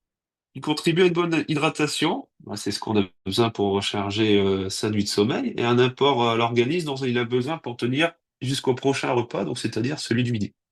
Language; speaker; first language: French; native; French